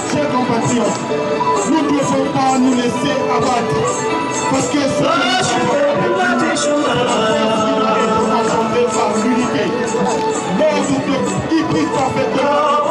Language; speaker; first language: French; non-native, learner; Tibetan